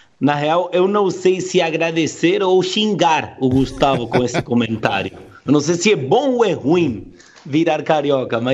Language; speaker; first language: Portuguese; non-native, fluent; Spanish